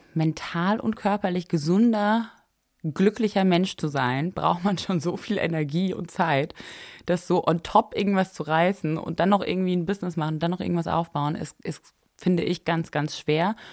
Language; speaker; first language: German; native; German